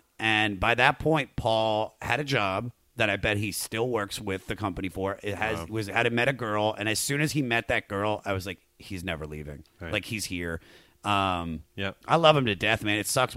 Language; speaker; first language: English; native; English